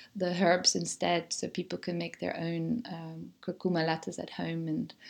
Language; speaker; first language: English; non-native, fluent; German